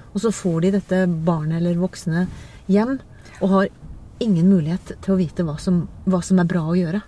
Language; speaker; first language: Norwegian; native; Norwegian